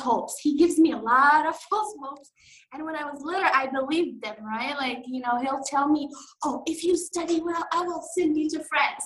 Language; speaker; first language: English; non-native, fluent; Arabic